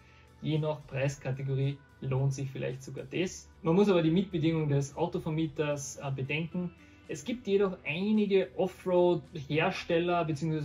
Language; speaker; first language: German; native; German